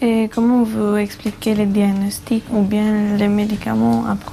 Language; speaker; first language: French; non-native, learner; Romanian